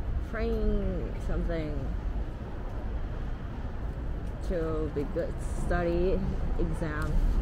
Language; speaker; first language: English; non-native, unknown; Korean